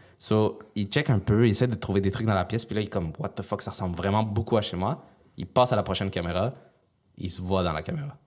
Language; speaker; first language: French; early bilingual, other home language; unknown